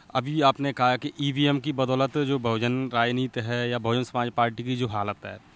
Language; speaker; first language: Hindi; native; Hindi